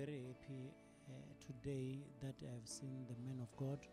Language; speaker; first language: English; non-native, local second language; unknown